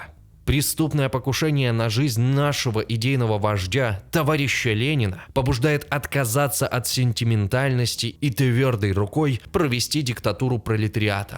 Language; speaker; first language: Russian; native; Russian